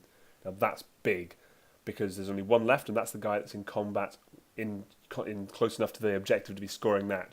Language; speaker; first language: English; native; English